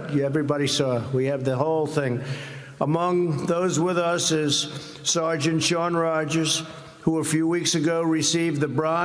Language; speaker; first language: English; native; English